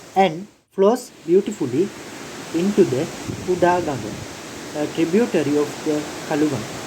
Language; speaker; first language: English; non-native, local second language; Sinhala